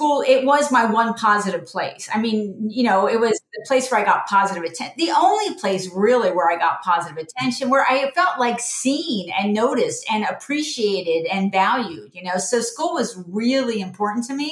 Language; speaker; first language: English; native; English